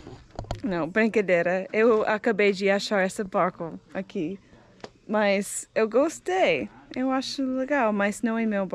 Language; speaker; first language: Portuguese; non-native, learner; English